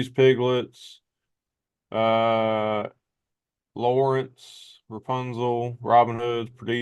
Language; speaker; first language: English; native; English